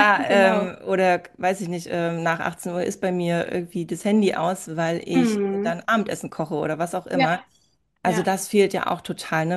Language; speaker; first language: German; native; German